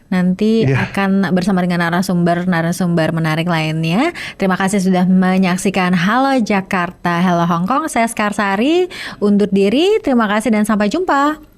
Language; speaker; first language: Indonesian; native; Indonesian